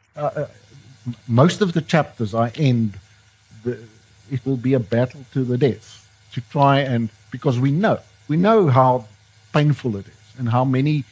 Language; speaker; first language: English; non-native, local second language; Afrikaans